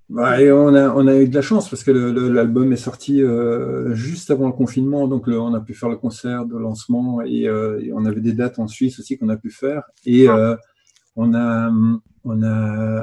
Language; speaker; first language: French; native; French